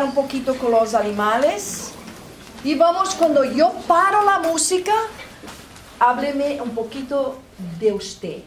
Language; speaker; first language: Spanish; non-native, fluent; Portuguese